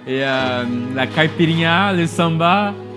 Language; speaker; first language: French; non-native, fluent; Portuguese